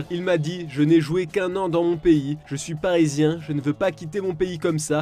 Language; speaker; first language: French; native; French